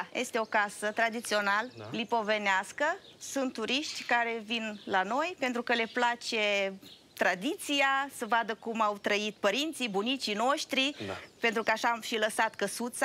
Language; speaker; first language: Romanian; non-native, local second language; Russian